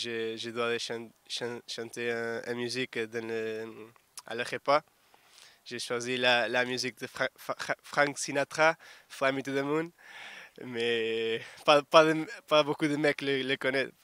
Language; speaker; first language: French; non-native, fluent; Portuguese